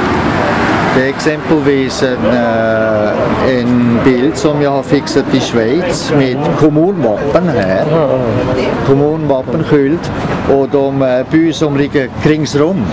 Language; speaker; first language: Swedish; non-native, fluent; German